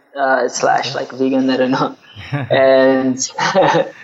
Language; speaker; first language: English; non-native, fluent; Portuguese